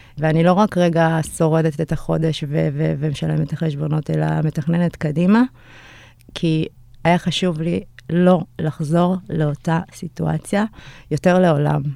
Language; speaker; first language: Hebrew; early bilingual, other home language; Amharic